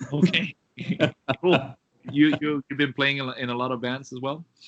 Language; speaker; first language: English; non-native, fluent; Swedish